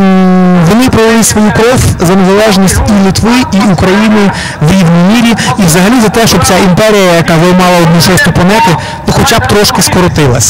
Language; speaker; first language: Ukrainian; native; Ukrainian